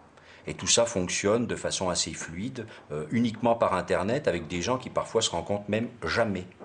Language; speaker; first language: French; native; French